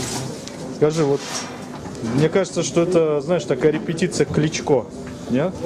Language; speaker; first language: Russian; native; Russian